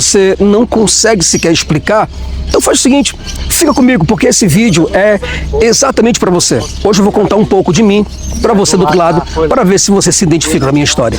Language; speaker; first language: Portuguese; native; Portuguese